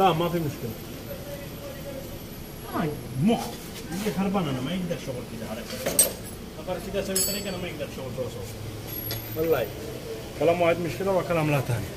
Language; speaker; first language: Arabic; non-native, learner; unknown